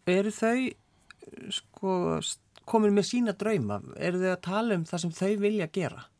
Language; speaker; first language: Icelandic; native; Icelandic